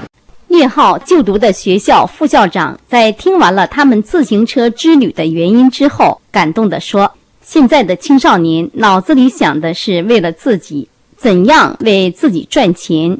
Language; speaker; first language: Chinese; native; Chinese